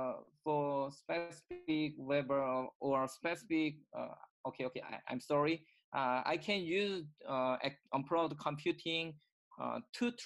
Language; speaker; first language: English; non-native, learner; Korean